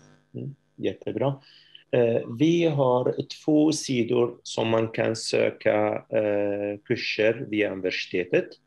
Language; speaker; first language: Swedish; non-native, fluent; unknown